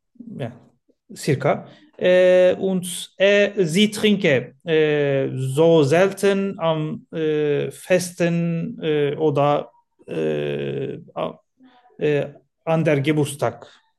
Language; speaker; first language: German; non-native, learner; Turkish